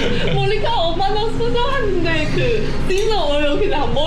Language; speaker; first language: Korean; non-native, learner; Chinese